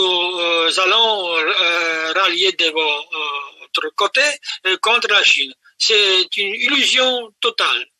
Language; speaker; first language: French; non-native, fluent; Polish